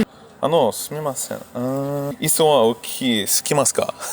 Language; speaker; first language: Japanese; non-native, learner; French